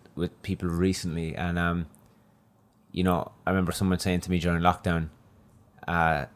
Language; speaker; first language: English; native; English